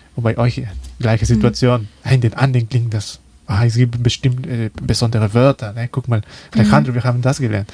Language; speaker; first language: German; non-native, learner; Spanish